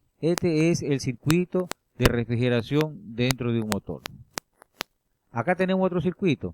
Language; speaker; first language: Spanish; native; Spanish